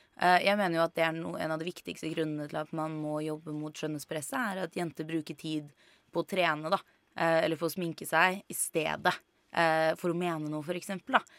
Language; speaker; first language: Norwegian; native; Norwegian